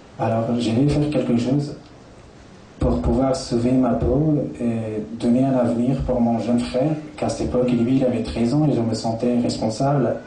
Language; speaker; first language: French; non-native, fluent; Persian